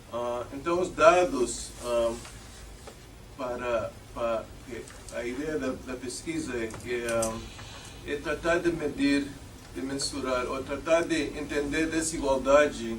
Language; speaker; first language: Portuguese; non-native, fluent; English